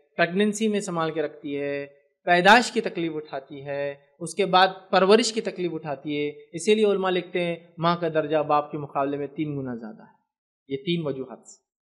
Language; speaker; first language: Urdu; native; Urdu